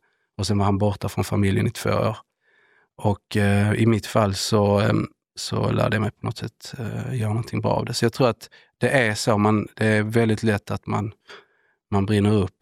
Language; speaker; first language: Swedish; native; Swedish